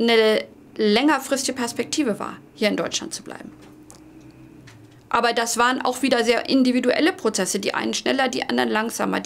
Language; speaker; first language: German; native; German